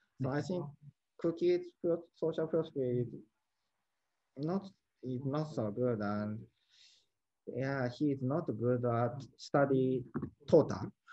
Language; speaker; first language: English; non-native, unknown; Japanese